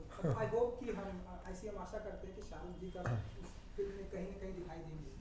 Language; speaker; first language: Hindi; native; Hindi